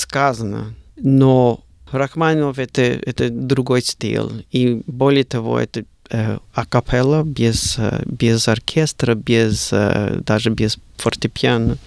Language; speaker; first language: Russian; non-native, learner; English